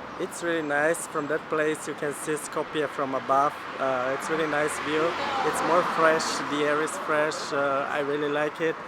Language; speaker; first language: English; non-native, fluent; Macedonian